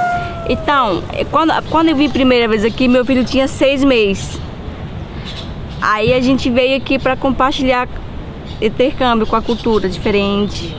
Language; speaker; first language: Portuguese; non-native, local second language; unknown